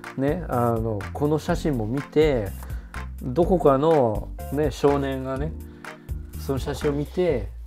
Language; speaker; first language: Japanese; non-native, fluent; French